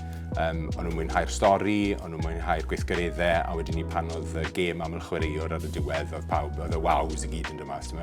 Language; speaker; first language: Welsh; native; Welsh